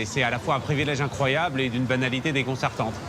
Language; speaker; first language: French; native; French